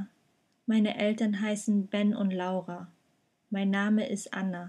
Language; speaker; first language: German; non-native, fluent; Vietnamese